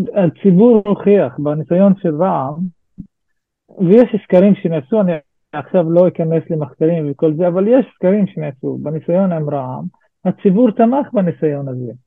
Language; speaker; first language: Hebrew; non-native, local second language; Arabic